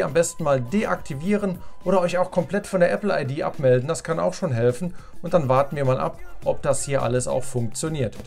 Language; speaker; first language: German; native; German